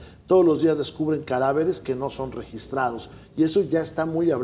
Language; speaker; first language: Spanish; native; Spanish